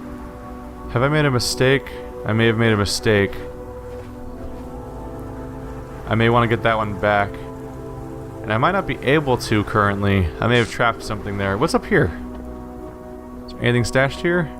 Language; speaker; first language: English; native; English